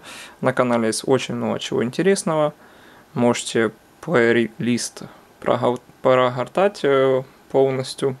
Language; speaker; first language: Russian; non-native, local second language; Ukrainian